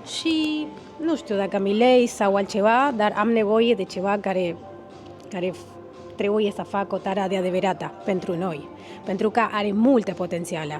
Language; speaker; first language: Romanian; non-native, learner; Spanish